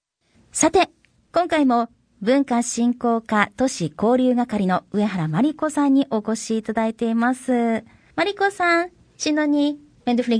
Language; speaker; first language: Japanese; native; Japanese